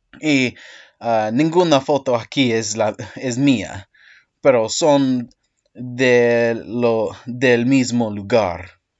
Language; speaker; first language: Spanish; non-native, learner; English